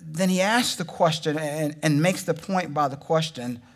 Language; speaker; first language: English; native; English